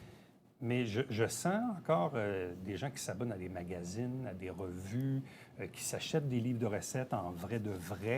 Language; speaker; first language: French; native; French